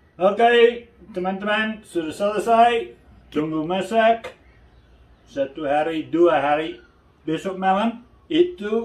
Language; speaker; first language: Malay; non-native, learner; English